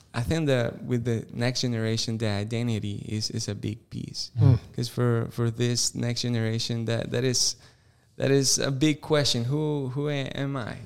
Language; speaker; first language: English; non-native, fluent; Spanish